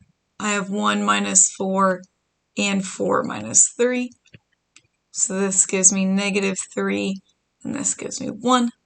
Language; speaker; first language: English; native; English